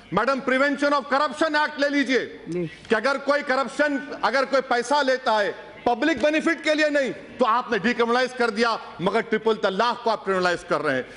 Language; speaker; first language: Urdu; native; Urdu